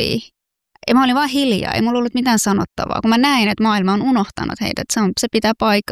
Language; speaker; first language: Finnish; non-native, fluent; Persian